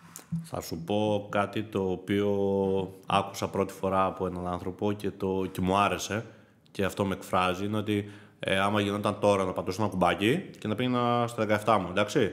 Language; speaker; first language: Greek; native; Greek